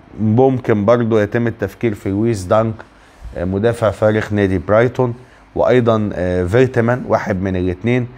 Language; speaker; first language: Arabic; native; Arabic